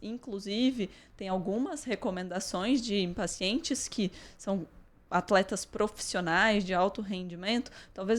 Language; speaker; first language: Portuguese; native; Portuguese